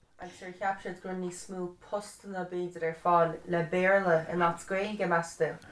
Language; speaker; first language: Irish; native; Irish